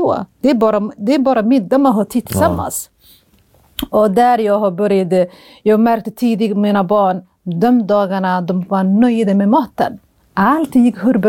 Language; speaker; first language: Swedish; non-native, fluent; Somali